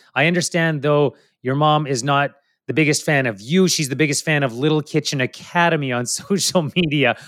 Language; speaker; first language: English; native; English